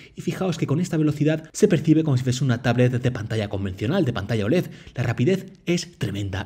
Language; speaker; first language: Spanish; native; Spanish